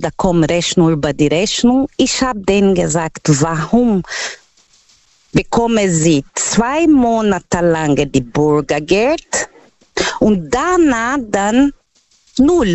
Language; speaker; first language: German; non-native, learner; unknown